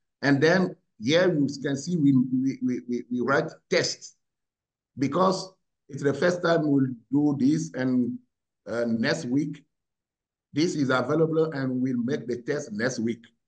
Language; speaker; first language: English; non-native, learner; Ewe